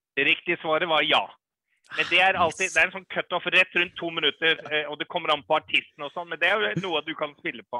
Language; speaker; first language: Norwegian; early bilingual, other home language; English